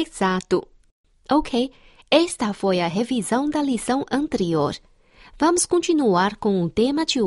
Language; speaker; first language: Portuguese; non-native, fluent; Chinese